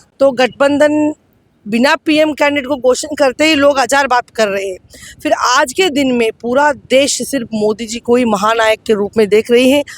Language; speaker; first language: Hindi; non-native, local second language; Tamil